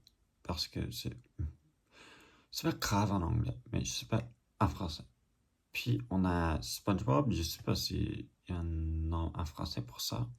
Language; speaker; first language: French; non-native, learner; English